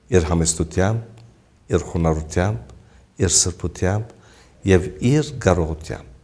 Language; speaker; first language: Armenian; early bilingual, heritage; Armenian